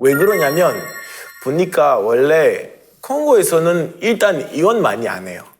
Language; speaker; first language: Korean; non-native, learner; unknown